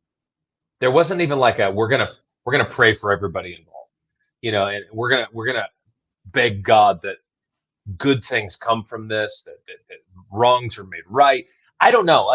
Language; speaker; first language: English; native; English